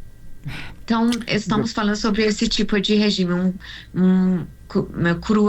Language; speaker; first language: Portuguese; non-native, learner; Persian